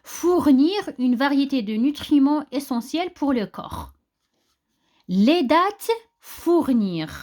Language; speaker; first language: French; non-native, local second language; Arabic